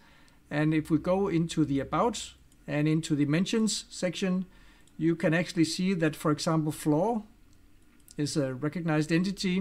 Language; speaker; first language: English; non-native, fluent; Danish